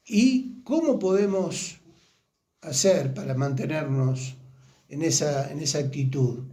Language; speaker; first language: Spanish; native; Spanish